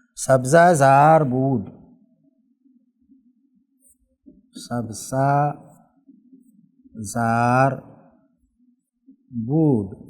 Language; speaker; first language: Persian; non-native, fluent; Urdu